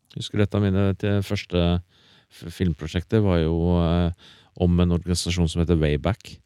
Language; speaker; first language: Norwegian; native; Norwegian